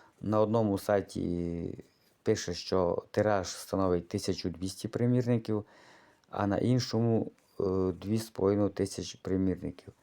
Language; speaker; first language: Ukrainian; native; Ukrainian